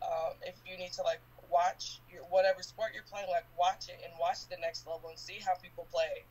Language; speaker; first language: English; native; English